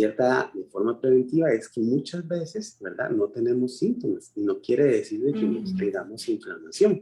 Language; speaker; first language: Spanish; native; Spanish